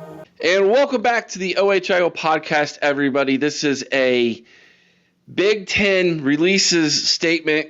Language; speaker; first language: English; native; English